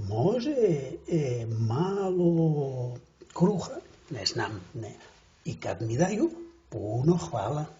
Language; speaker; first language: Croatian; non-native, fluent; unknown